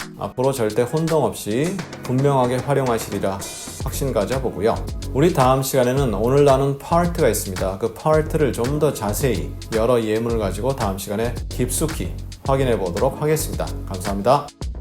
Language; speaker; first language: Korean; native; Korean